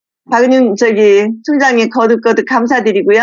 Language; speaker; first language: Korean; native; Korean